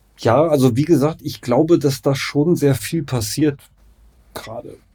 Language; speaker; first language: German; native; German